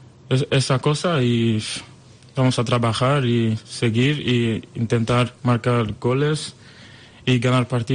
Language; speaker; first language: Spanish; non-native, learner; French